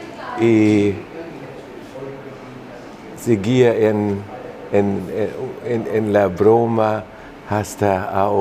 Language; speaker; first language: Spanish; non-native, fluent; German